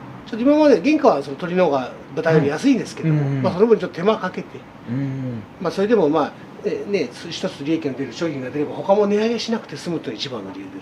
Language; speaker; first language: Japanese; native; Japanese